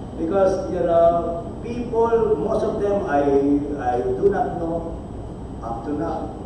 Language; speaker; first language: English; non-native, local second language; Filipino